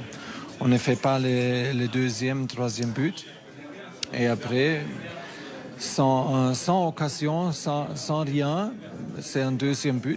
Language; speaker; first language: French; non-native, fluent; German